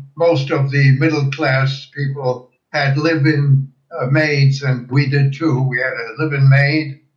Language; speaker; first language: English; early bilingual, other home language; German